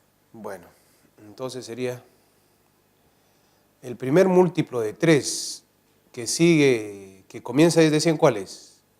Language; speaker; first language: Spanish; native; Spanish